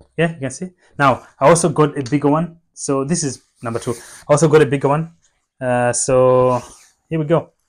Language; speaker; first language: English; non-native, local second language; Nyanja